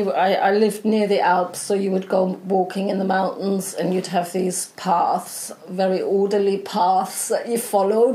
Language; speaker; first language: English; non-native, fluent; German